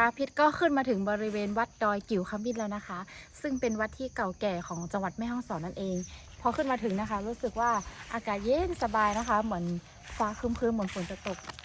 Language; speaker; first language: Thai; non-native, local second language; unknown